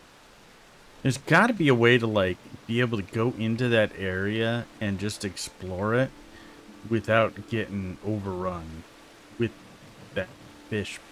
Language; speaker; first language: English; native; English